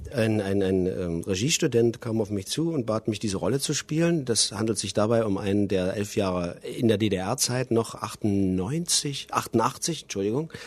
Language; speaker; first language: German; native; German